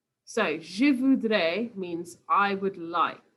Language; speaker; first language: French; non-native, learner; English